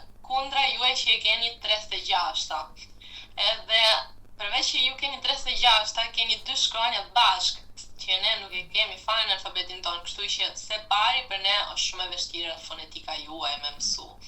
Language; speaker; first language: Albanian; non-native, fluent; Italian